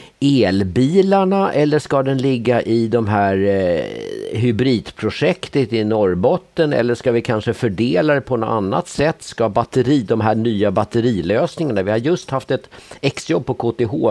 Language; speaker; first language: Swedish; native; Swedish